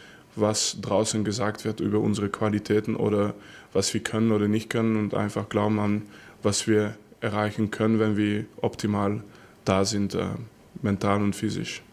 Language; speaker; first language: German; non-native, fluent; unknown